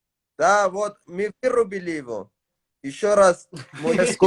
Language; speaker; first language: Russian; non-native, learner; Tajik